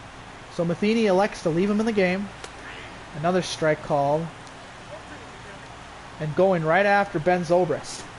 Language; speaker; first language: English; native; English